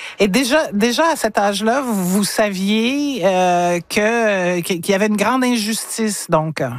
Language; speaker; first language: French; native; French